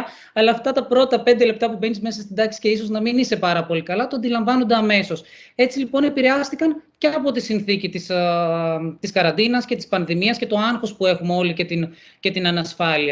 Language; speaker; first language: Greek; native; Greek